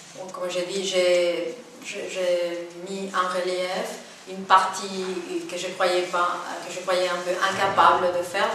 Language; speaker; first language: French; non-native, fluent; Spanish